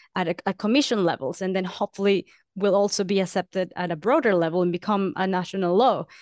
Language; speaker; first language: English; non-native, fluent; Spanish